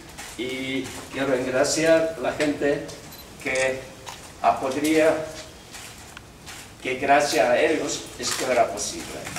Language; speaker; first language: Spanish; non-native, learner; Czech